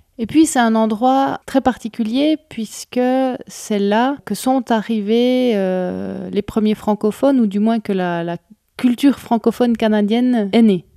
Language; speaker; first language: French; native; French